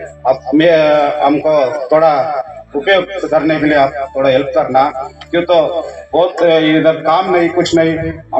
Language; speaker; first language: Hindi; non-native, local second language; Tamil